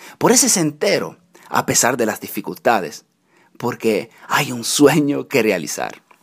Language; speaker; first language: Spanish; non-native, fluent; Italian